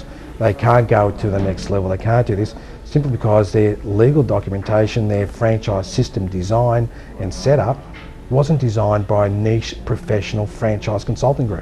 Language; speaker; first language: English; native; English